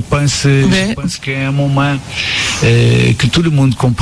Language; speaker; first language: French; non-native, learner; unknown